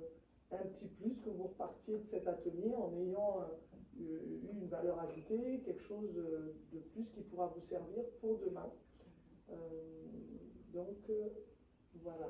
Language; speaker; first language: French; native; French